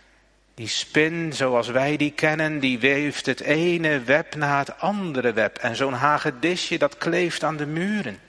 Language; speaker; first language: Dutch; native; Dutch